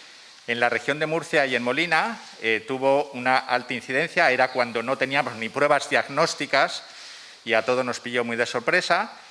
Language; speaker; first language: Spanish; native; Spanish